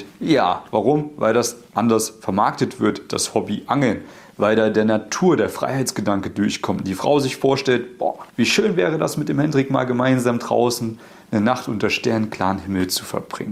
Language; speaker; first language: German; native; German